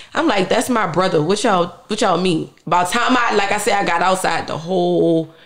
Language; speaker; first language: English; native; English